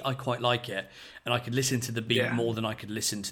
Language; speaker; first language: English; native; English